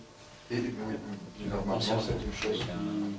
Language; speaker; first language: French; non-native, fluent; Portuguese